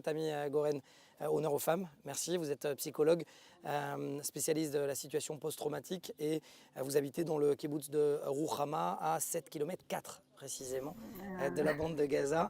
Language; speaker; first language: French; native; French